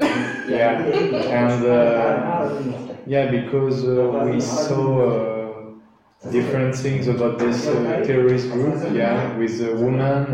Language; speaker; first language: English; non-native, learner; French